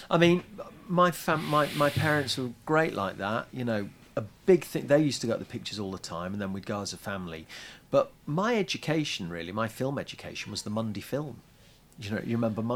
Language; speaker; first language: English; native; English